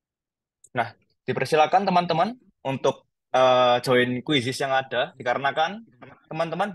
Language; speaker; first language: Indonesian; native; Indonesian